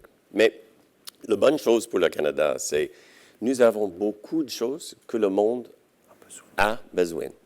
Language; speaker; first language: French; non-native, local second language; English